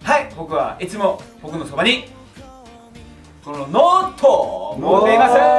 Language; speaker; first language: Japanese; non-native, learner; Korean